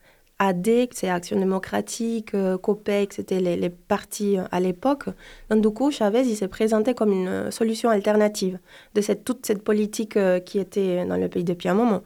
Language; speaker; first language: French; non-native, fluent; Spanish